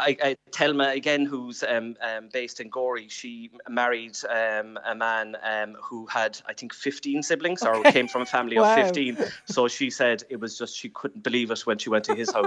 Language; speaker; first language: English; native; English